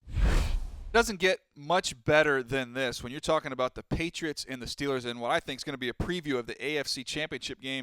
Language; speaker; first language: English; native; English